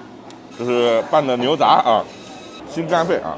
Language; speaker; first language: Chinese; native; Chinese